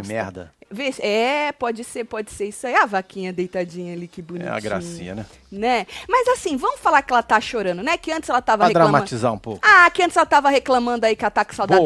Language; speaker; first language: Portuguese; native; Portuguese